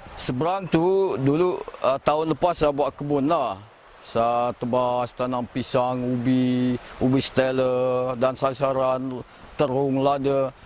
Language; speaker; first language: Malay; non-native, local second language; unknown